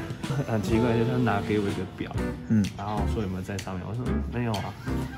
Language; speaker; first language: Chinese; native; Chinese